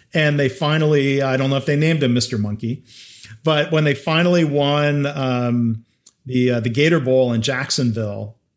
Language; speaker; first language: English; native; English